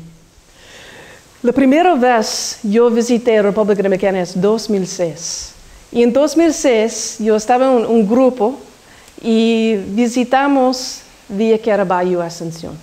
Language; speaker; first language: Spanish; non-native, learner; English